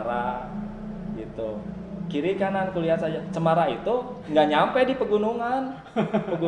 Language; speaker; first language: Indonesian; native; Indonesian